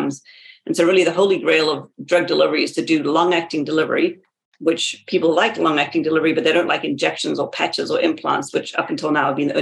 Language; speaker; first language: English; native; English